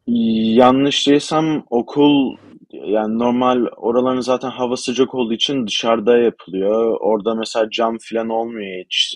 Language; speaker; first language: Turkish; early bilingual, heritage; Turkish